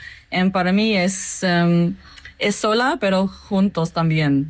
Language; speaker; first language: Spanish; non-native, fluent; English